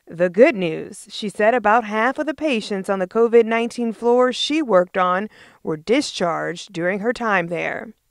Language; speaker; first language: English; native; English